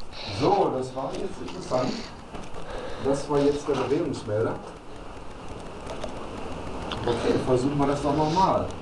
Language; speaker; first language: German; native; German